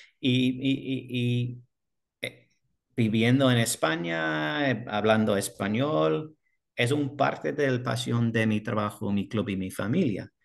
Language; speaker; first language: Spanish; non-native, learner; English